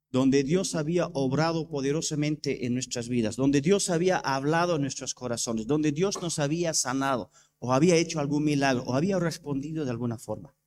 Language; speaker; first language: Spanish; non-native, fluent; English